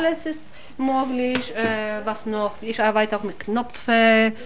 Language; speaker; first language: German; non-native, learner; Spanish